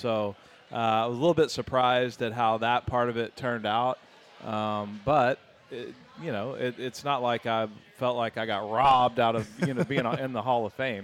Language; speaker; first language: English; native; English